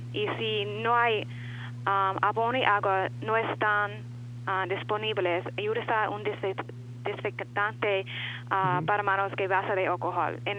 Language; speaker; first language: Spanish; non-native, learner; English